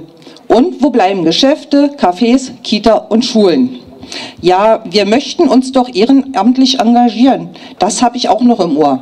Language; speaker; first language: German; native; German